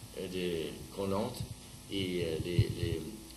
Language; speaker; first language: French; non-native, learner; Danish